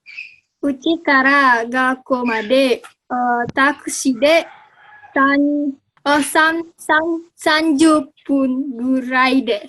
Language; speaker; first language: Japanese; non-native, learner; Indonesian